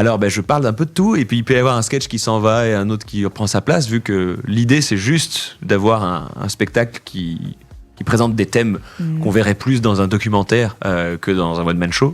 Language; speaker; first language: French; native; French